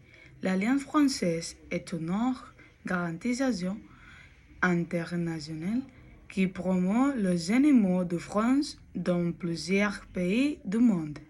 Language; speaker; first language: French; non-native, learner; Spanish